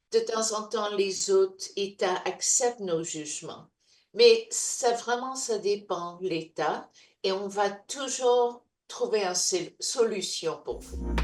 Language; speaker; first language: French; non-native, fluent; English